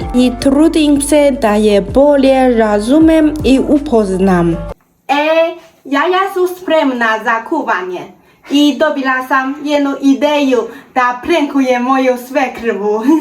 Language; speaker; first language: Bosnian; non-native, learner; Chinese